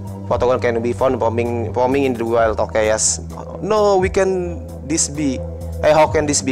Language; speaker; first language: English; non-native, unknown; Indonesian